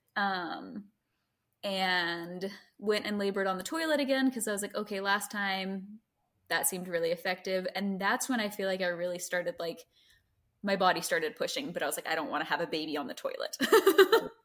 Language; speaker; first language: English; native; English